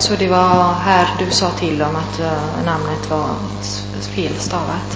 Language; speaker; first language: Swedish; non-native, fluent; Italian